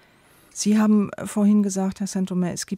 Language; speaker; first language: German; native; German